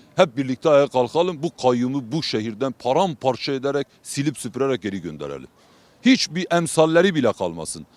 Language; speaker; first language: Turkish; non-native, local second language; Kurdish